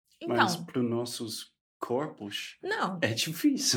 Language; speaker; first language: Portuguese; non-native, fluent; English